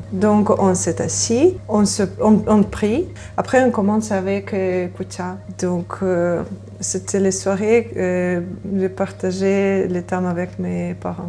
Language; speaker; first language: French; non-native, learner; Ukrainian